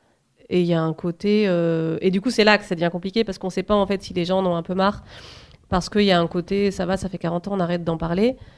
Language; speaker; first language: French; native; French